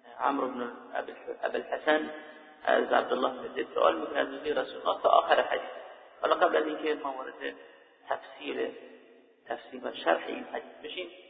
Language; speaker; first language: Persian; native; Persian